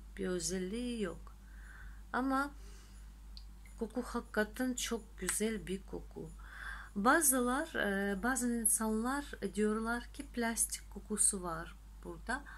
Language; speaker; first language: Turkish; non-native, fluent; Russian